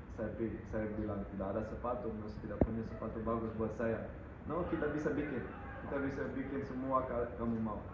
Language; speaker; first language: Indonesian; non-native, fluent; Dutch